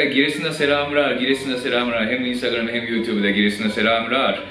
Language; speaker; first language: Turkish; non-native, fluent; Japanese